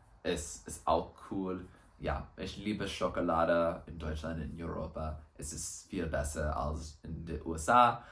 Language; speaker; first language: German; non-native, learner; English